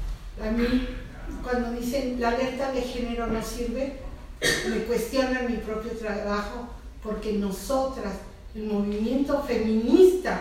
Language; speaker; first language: Spanish; native; Spanish